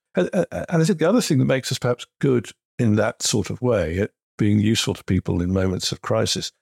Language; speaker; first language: English; native; English